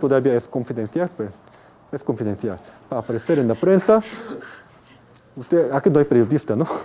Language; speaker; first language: Spanish; non-native, fluent; Korean